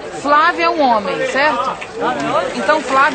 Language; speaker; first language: Portuguese; native; Portuguese